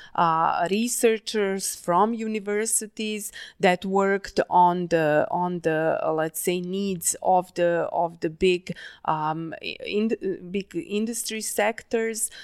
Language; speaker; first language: English; non-native, fluent; Serbian